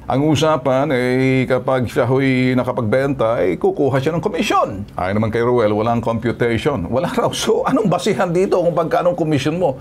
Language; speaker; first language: Filipino; native; Filipino